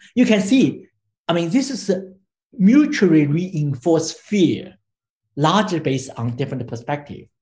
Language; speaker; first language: English; non-native, fluent; Chinese